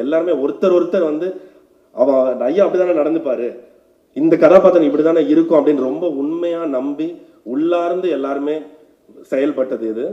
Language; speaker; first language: Tamil; native; Tamil